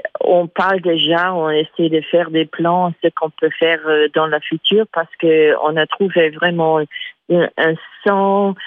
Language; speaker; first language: French; non-native, fluent; English